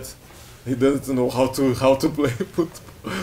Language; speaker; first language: English; non-native, learner; Portuguese